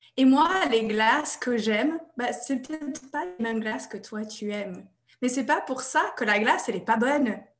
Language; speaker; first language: French; non-native, fluent; English